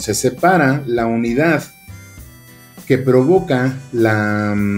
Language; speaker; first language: Spanish; native; Spanish